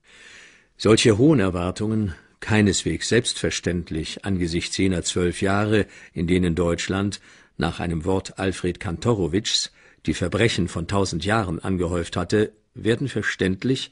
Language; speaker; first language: German; native; German